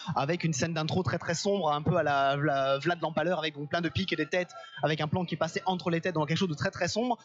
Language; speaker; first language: French; native; French